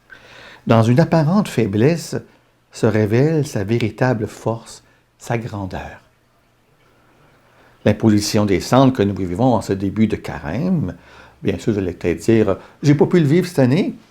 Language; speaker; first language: French; native; French